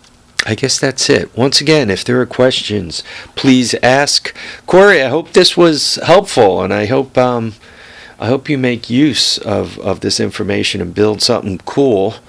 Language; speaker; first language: English; native; English